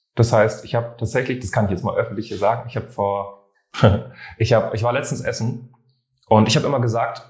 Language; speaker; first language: German; non-native, fluent; French